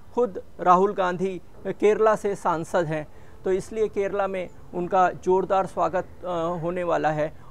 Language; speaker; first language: Hindi; non-native, local second language; Marathi